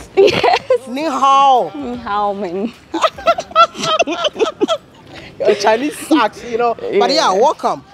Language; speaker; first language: English; non-native, local second language; Akan